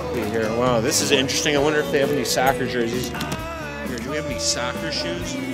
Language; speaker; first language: English; native; English